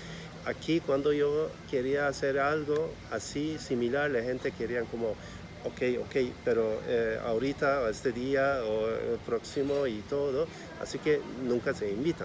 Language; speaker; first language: Spanish; non-native, fluent; Turkish